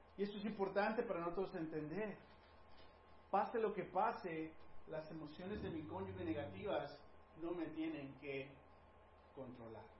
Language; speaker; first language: Spanish; early bilingual, heritage; Spanish